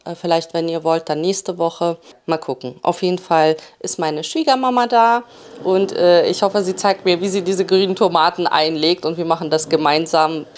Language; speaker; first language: German; early bilingual, other home language; Polish